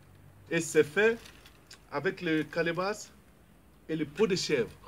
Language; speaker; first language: French; non-native, local second language; Bambara